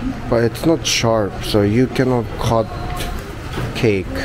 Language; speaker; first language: English; non-native, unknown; Japanese